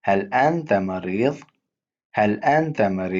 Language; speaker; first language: Arabic; non-native, fluent; Urdu